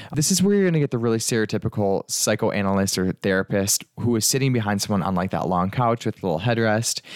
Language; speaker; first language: English; early bilingual, other home language; Italian